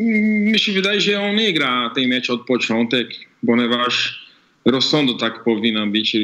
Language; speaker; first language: Polish; non-native, fluent; Portuguese